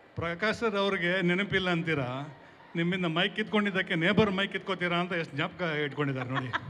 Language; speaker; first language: Kannada; non-native, local second language; Tulu